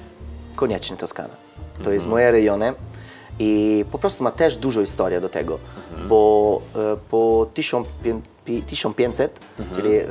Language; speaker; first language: Polish; non-native, learner; Italian